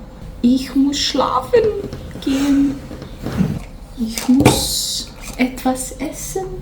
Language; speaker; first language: German; non-native, learner; Slovenian